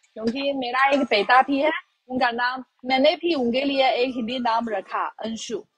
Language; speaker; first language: Hindi; non-native, fluent; Chinese